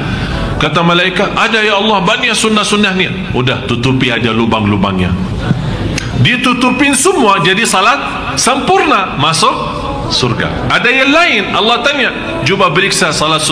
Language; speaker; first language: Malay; non-native, fluent; Arabic